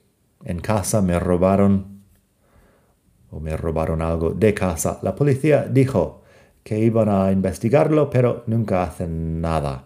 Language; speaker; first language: Spanish; non-native, fluent; English